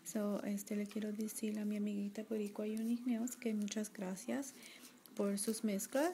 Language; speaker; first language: Spanish; early bilingual, heritage; Spanish